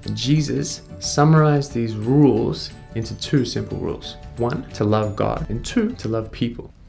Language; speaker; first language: English; native; English